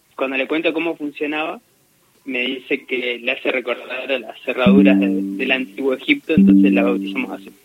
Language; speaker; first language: Spanish; native; Spanish